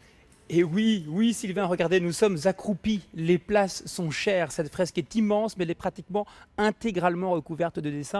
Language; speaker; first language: French; native; French